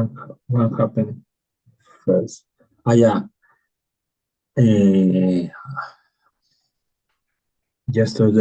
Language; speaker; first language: English; non-native, learner; Spanish